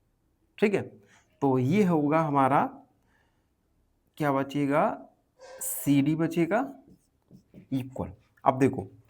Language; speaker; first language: Hindi; native; Hindi